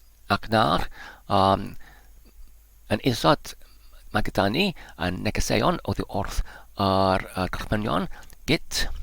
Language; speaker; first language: Welsh; non-native, learner; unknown